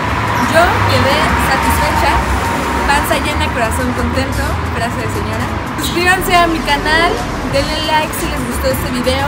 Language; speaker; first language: Spanish; native; Spanish